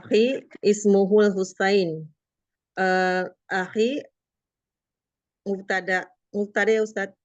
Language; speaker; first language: Arabic; non-native, learner; Indonesian